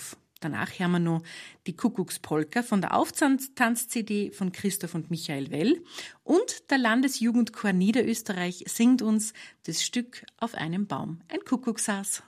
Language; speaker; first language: German; native; German